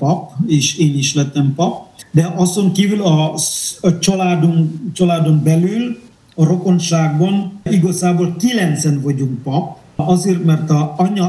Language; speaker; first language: Hungarian; non-native, fluent; Indonesian